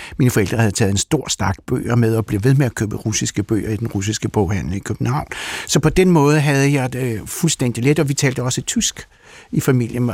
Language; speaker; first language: Danish; early bilingual, other home language; Russian